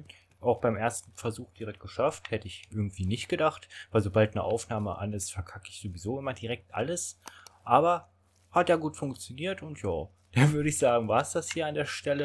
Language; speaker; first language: German; native; German